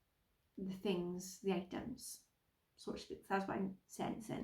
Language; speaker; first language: English; native; English